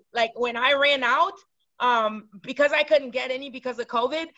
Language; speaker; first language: English; non-native, fluent; Haitian Creole